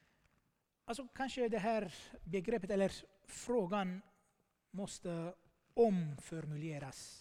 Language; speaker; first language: Swedish; non-native, fluent; Armenian